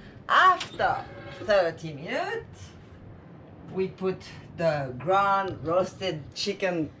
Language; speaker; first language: English; non-native, learner; French